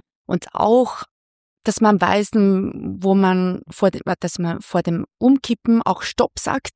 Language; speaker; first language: German; non-native, fluent; Chinese